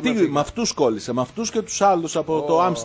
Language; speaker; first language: Greek; native; Greek